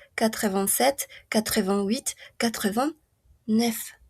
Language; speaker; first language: French; non-native, fluent; Spanish